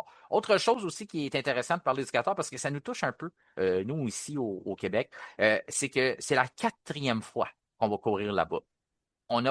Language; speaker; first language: French; native; French